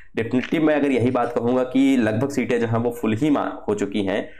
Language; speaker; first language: Hindi; native; Hindi